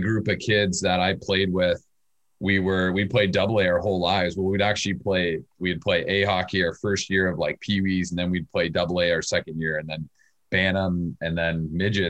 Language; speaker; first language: English; native; English